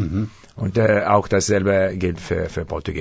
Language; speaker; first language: German; non-native, fluent; English